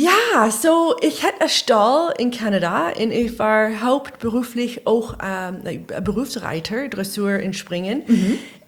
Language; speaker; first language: German; non-native, learner; English